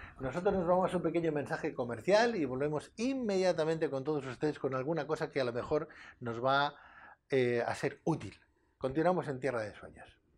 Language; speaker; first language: Spanish; native; Spanish